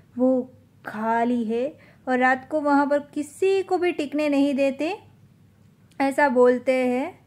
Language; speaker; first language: Hindi; non-native, local second language; Gujarati